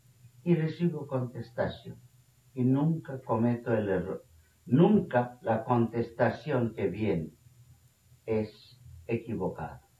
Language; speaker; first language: Spanish; non-native, fluent; Bangla